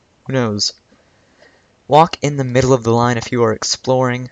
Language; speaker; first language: English; native; English